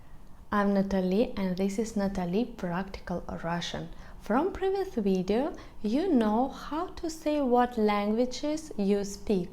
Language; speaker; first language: English; non-native, fluent; Russian